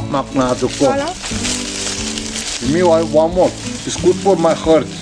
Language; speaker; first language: English; non-native, learner; Turkish